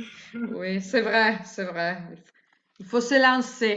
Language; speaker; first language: French; non-native, fluent; Italian